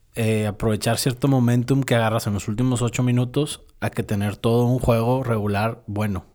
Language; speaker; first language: Spanish; native; Spanish